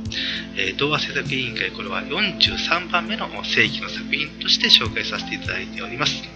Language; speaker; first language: Japanese; native; Japanese